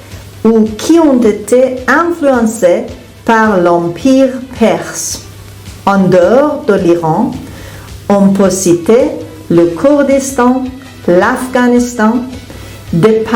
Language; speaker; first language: French; non-native, fluent; Persian